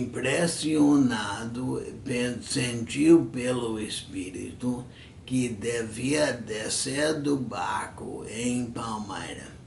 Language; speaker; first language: Portuguese; non-native, fluent; English